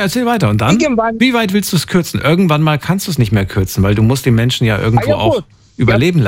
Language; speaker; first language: German; native; German